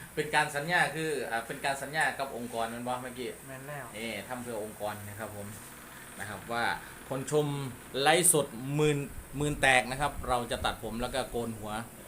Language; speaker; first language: Thai; native; Thai